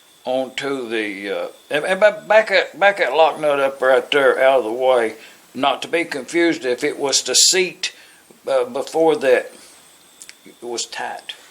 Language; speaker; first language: English; native; English